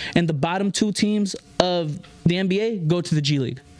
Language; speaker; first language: English; early bilingual, other home language; Spanish